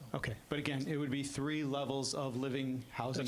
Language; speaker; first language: English; native; English